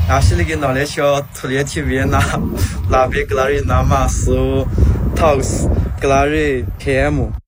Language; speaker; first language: Lithuanian; non-native, learner; Chinese